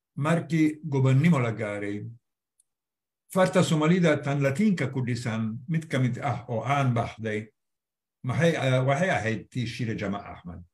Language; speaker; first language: Somali; non-native, fluent; Italian